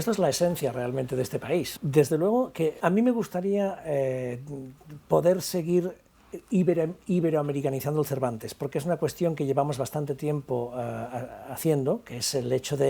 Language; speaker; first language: Spanish; native; Spanish